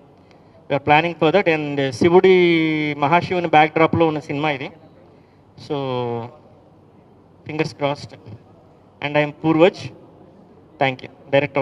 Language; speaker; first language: Telugu; native; Telugu